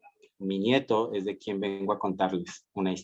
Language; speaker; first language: Spanish; native; Spanish